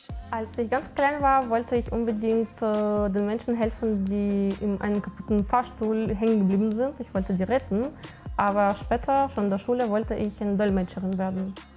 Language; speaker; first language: German; non-native, fluent; Ukrainian